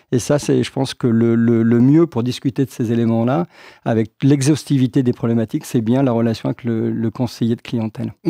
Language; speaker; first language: French; native; French